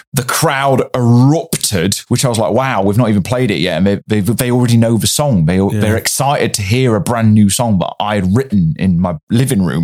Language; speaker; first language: English; native; English